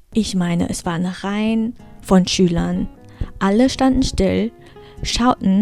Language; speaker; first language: German; early bilingual, heritage; German